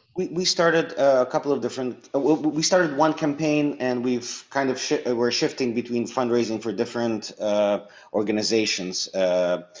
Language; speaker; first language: English; early bilingual, other home language; Russian